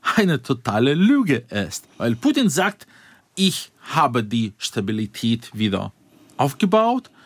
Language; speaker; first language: German; non-native, fluent; Russian